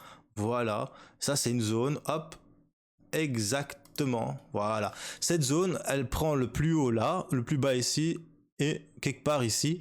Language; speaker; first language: French; native; French